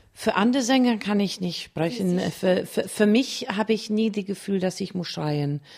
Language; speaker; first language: German; non-native, fluent; English